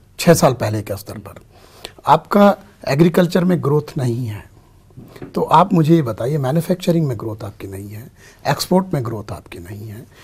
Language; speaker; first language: Hindi; native; Hindi